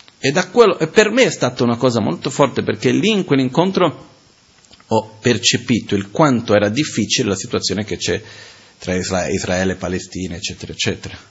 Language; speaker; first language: Italian; non-native, fluent; Portuguese